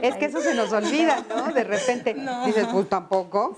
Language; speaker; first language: Spanish; native; Spanish